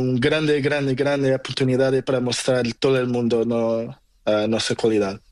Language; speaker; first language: Spanish; non-native, learner; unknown